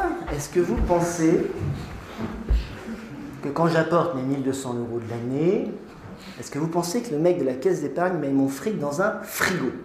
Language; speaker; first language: French; native; French